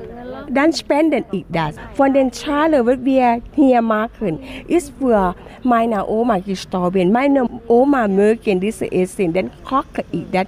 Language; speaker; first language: German; non-native, learner; Thai